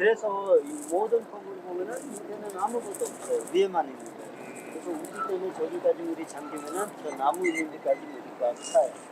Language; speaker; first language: Korean; non-native, fluent; Hindi